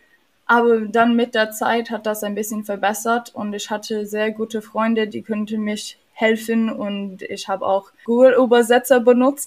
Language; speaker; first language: German; non-native, learner; English